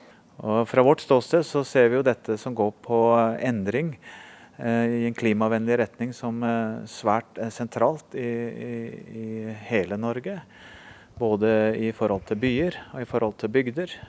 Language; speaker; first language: Norwegian; native; Norwegian